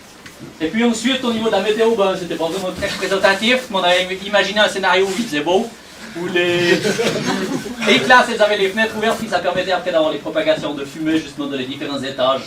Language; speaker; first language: French; native; French